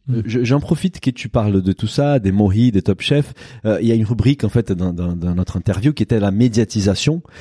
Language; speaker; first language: French; non-native, fluent; Portuguese